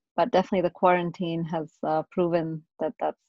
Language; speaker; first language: English; non-native, local second language; Tamil